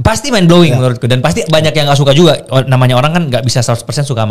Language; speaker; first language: Indonesian; native; Indonesian